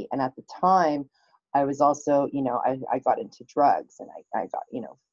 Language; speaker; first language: English; native; English